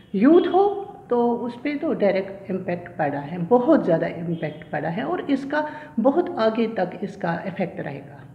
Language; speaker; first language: Hindi; native; Hindi